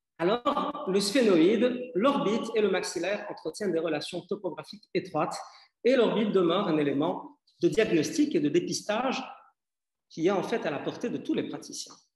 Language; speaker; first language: French; non-native, local second language; Arabic